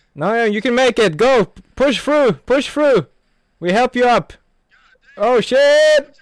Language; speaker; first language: English; non-native, fluent; Norwegian